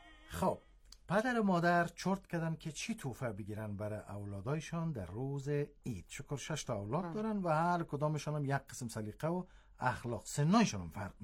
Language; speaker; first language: Persian; native; Persian